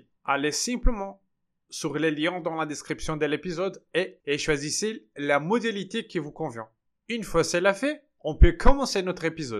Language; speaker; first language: French; non-native, fluent; Portuguese